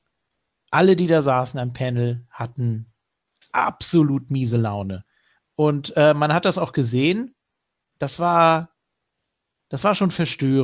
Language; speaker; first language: German; native; German